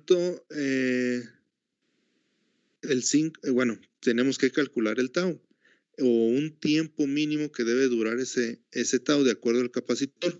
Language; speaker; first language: Spanish; native; Spanish